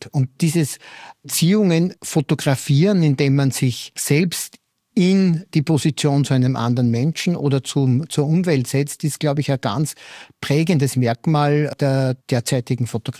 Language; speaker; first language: German; native; German